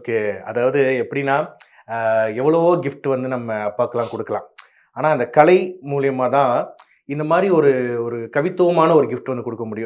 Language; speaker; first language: Tamil; native; Tamil